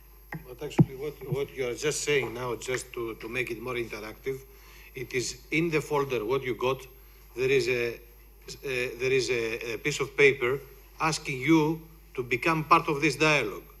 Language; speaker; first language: English; non-native, fluent; Greek